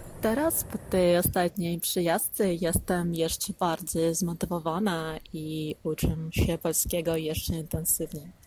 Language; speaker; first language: Polish; non-native, learner; Ukrainian